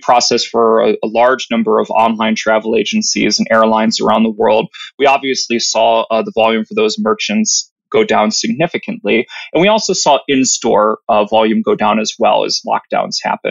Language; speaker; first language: English; native; English